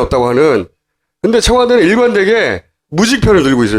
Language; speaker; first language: Korean; native; Korean